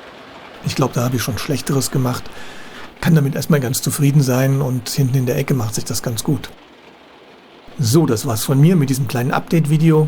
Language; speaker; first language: German; native; German